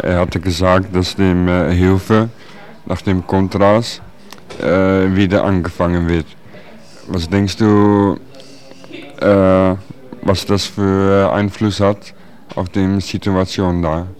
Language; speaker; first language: German; non-native, learner; Dutch